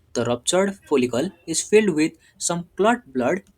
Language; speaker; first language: English; non-native, local second language; Nepali